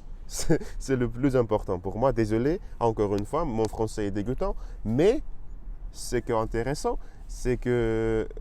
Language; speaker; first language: French; non-native, learner; Russian